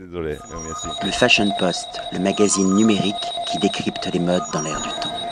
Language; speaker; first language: French; native; French